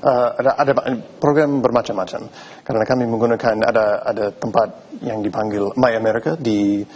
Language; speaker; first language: Indonesian; non-native, fluent; English